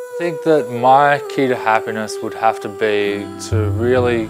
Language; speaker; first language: English; native; English